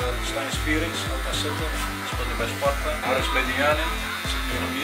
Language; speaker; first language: Dutch; native; Dutch